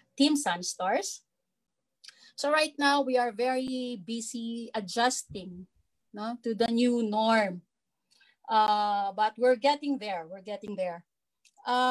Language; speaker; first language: English; non-native, local second language; Filipino